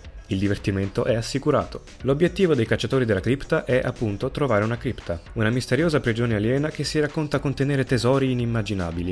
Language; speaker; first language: Italian; native; Italian